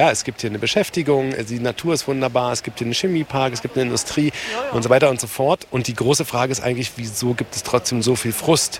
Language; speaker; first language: German; native; German